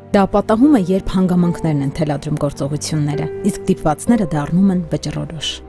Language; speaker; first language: Armenian; native; Armenian